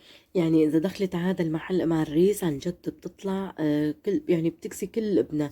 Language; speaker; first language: Arabic; native; Arabic